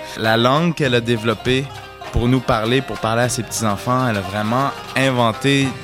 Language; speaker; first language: French; native; French